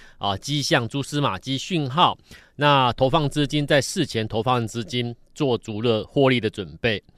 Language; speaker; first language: Chinese; native; Chinese